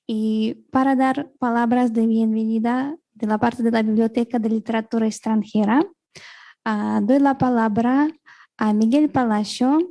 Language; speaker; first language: Spanish; non-native, fluent; Russian